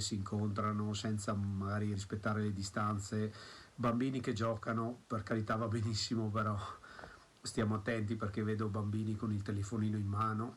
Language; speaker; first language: Italian; native; Italian